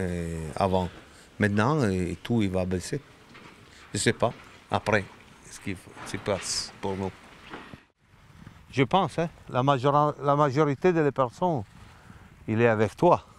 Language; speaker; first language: French; non-native, learner; Italian